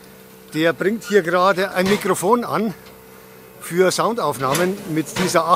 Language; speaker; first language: German; native; German